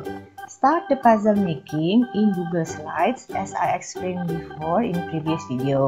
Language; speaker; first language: English; non-native, fluent; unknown